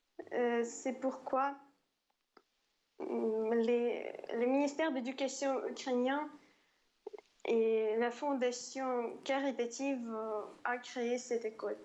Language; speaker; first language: French; non-native, fluent; Ukrainian